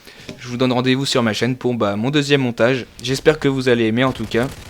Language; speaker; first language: French; native; French